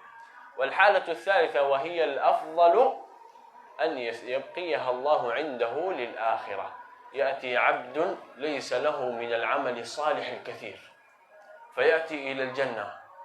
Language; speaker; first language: Arabic; native; Arabic